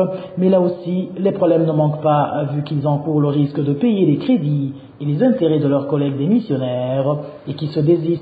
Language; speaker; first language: French; non-native, local second language; Rundi